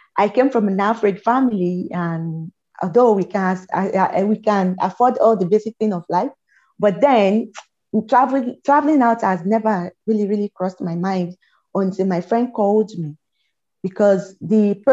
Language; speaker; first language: English; non-native, local second language; Yoruba